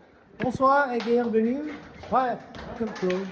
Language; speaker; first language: French; non-native, fluent; English